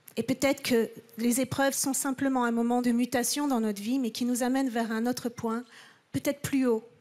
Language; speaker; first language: French; native; French